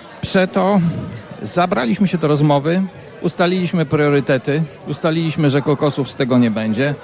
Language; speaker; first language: Polish; native; Polish